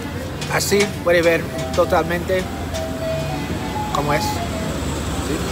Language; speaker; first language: Spanish; non-native, fluent; English